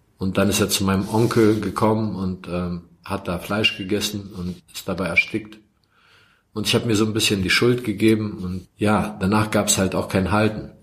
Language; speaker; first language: German; early bilingual, other home language; Croatian